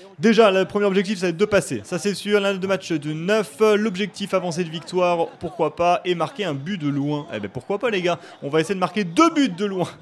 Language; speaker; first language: French; native; French